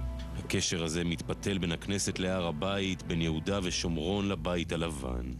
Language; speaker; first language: Hebrew; native; Hebrew